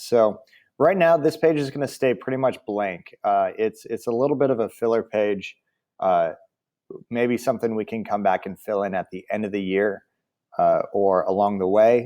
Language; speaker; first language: English; native; English